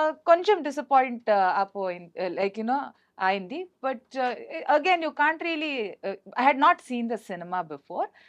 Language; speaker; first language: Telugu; non-native, learner; Kannada